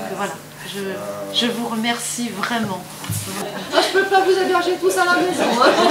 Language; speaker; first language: French; native; French